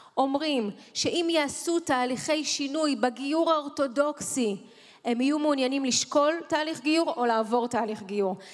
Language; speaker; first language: Hebrew; early bilingual, other home language; Russian